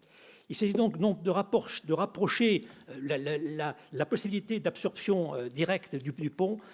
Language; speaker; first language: French; native; French